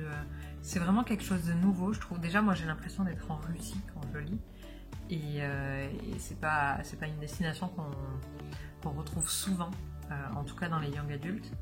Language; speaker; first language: French; native; French